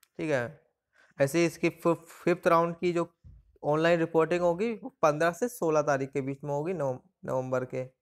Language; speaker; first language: Hindi; native; Hindi